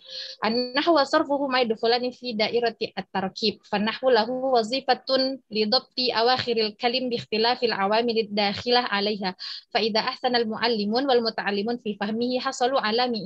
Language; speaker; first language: Arabic; non-native, fluent; Indonesian